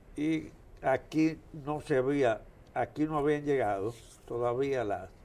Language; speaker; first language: Spanish; native; Spanish